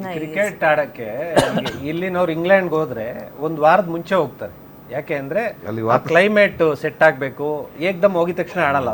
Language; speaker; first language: Kannada; native; Kannada